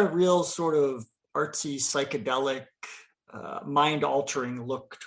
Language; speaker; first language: English; native; English